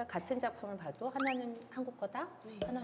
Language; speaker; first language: Korean; native; Korean